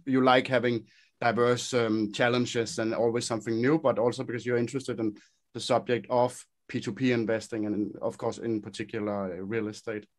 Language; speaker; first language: English; non-native, fluent; Danish